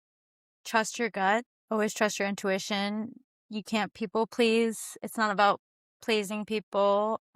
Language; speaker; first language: English; native; English